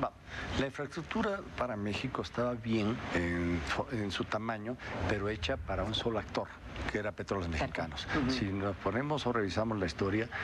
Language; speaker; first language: Spanish; native; Spanish